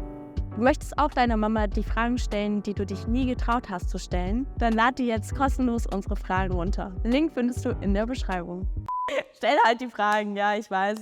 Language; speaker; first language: German; early bilingual, other home language; Bangla